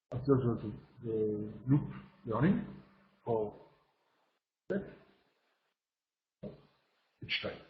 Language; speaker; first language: English; non-native, learner; French